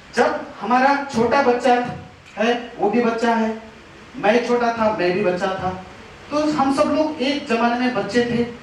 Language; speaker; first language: Hindi; non-native, local second language; Marathi